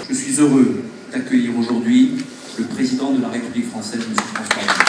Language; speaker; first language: French; native; French